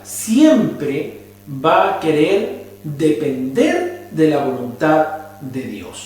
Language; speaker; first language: Spanish; native; Spanish